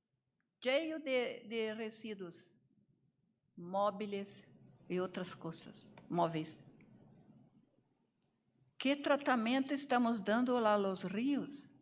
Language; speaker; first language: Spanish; non-native, learner; Portuguese